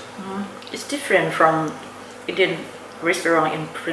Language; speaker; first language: English; non-native, learner; Thai